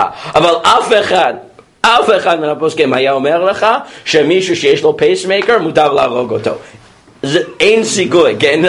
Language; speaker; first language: Hebrew; non-native, fluent; English